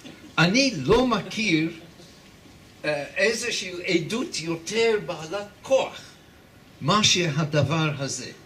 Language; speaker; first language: Hebrew; non-native, fluent; English